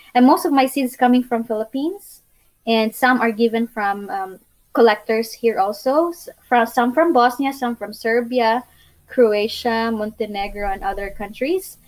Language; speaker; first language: English; non-native, local second language; Cebuano